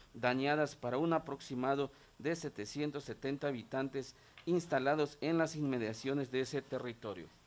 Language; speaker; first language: Spanish; non-native, local second language; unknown